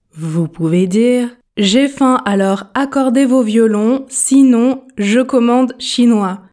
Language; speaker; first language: French; native; French